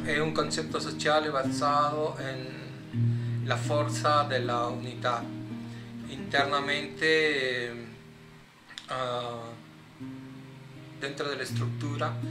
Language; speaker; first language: Italian; non-native, learner; Spanish